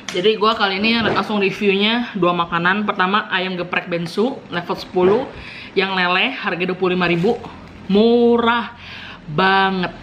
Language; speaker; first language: Indonesian; native; Indonesian